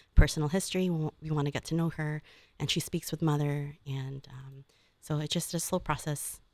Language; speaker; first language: English; native; English